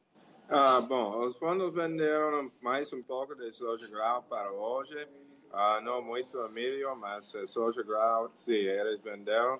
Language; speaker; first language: Portuguese; non-native, learner; English